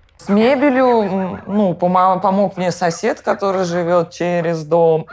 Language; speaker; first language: Russian; native; Russian